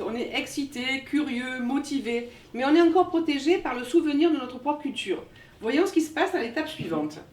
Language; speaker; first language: French; native; French